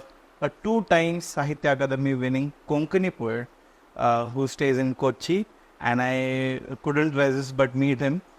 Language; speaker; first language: English; non-native, local second language; Konkani